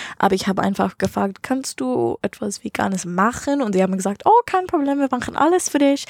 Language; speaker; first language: German; non-native, learner; English